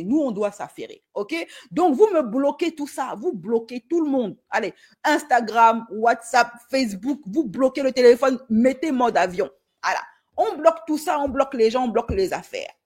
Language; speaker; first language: French; native; French